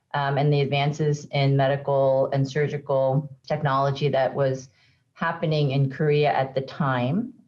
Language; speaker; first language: English; native; English